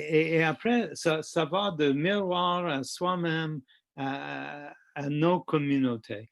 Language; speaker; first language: French; non-native, fluent; English